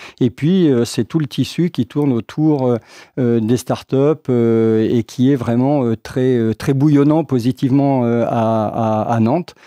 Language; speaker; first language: French; native; French